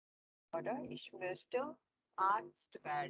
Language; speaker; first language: German; non-native, learner; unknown